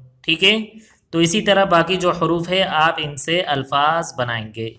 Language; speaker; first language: Urdu; native; Urdu